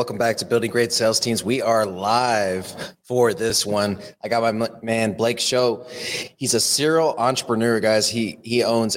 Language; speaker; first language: English; native; English